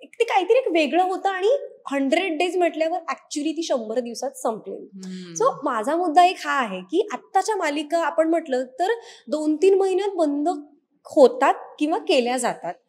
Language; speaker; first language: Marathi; native; Marathi